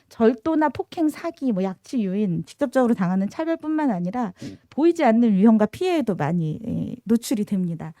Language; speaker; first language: Korean; native; Korean